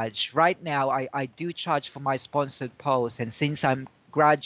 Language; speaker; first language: English; non-native, local second language; Filipino